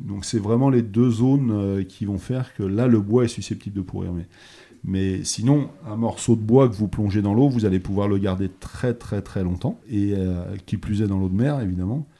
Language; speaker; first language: French; native; French